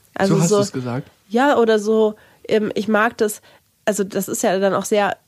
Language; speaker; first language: German; native; German